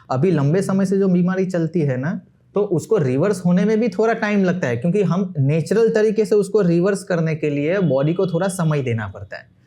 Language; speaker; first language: Hindi; non-native, local second language; Gujarati